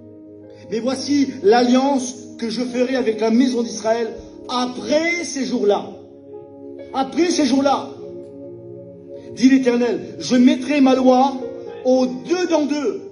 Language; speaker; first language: French; native; French